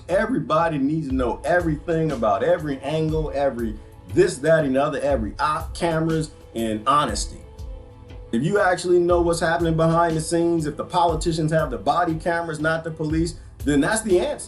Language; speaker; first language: English; native; English